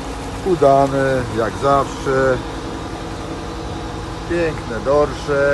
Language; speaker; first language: Polish; native; Polish